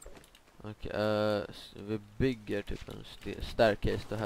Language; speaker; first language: Swedish; native; Swedish